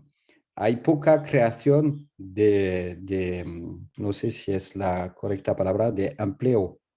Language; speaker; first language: Spanish; non-native, learner; French